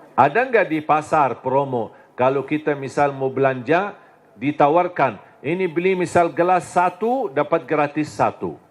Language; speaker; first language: Indonesian; non-native, fluent; Arabic